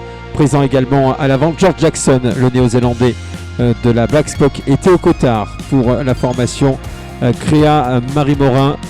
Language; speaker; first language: French; native; French